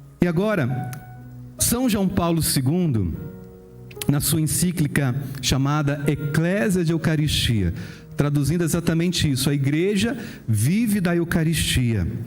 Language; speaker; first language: Portuguese; native; Portuguese